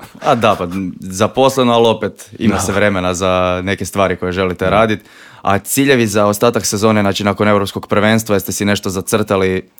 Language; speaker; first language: Croatian; native; Croatian